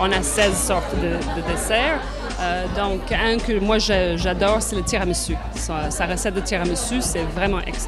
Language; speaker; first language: French; native; French